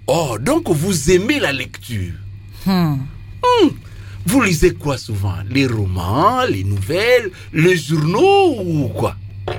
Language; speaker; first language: French; non-native, local second language; Lingala